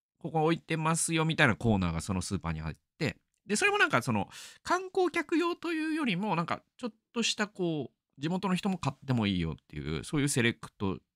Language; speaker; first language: Japanese; native; Japanese